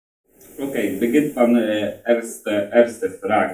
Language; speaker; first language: Dutch; non-native, learner; Polish